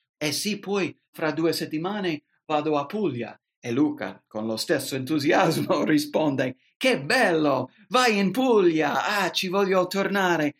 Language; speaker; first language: Italian; non-native, fluent; English